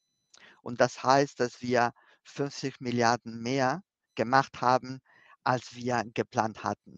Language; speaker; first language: German; non-native, fluent; Spanish